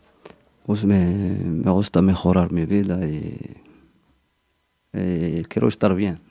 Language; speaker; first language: Spanish; non-native, fluent; Berber languages